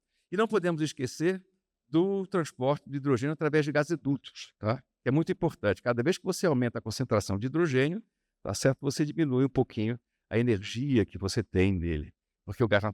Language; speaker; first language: Portuguese; native; Portuguese